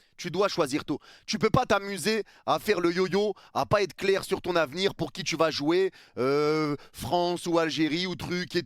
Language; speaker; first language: French; early bilingual, other home language; Arabic